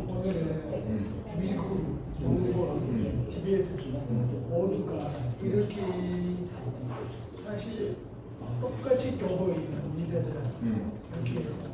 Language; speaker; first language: Korean; non-native, learner; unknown